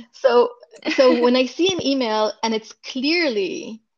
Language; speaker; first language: English; non-native, fluent; Hebrew